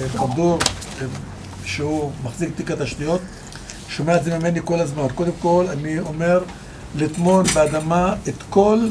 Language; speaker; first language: Hebrew; non-native, local second language; Arabic